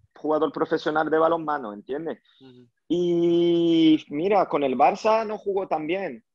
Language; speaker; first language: Spanish; early bilingual, heritage; French